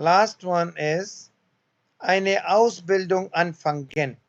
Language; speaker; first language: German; non-native, learner; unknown